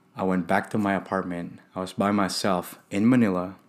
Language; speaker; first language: English; non-native, local second language; Filipino